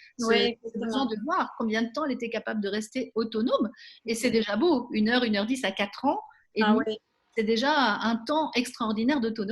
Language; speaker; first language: French; native; French